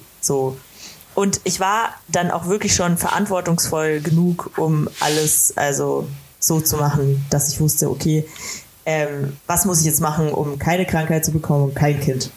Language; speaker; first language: German; native; German